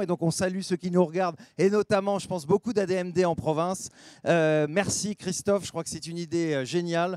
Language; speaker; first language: French; native; French